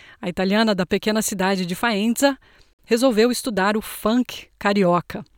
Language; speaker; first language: Portuguese; native; Portuguese